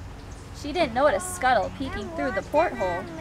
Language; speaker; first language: English; native; English